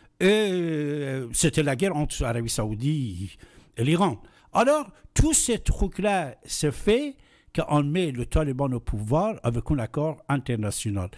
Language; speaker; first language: French; non-native, fluent; Persian